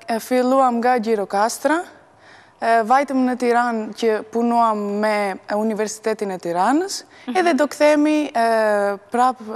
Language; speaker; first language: Albanian; early bilingual, heritage; Albanian